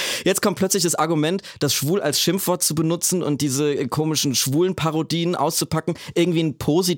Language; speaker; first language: German; native; German